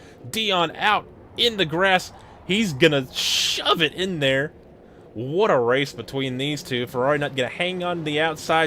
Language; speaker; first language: English; native; English